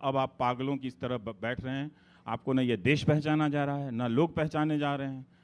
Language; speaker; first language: Hindi; native; Hindi